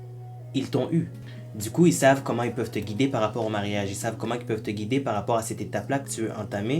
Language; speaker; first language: French; native; French